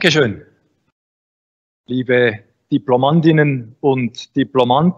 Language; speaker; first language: German; native; German